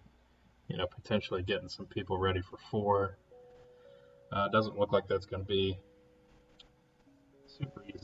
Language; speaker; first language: English; native; English